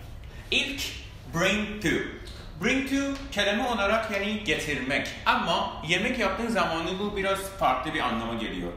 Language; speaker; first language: Turkish; non-native, fluent; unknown